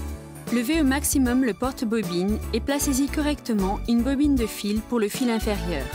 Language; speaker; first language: French; native; French